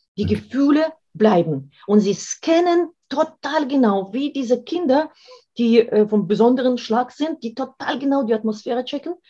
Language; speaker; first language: German; non-native, fluent; Russian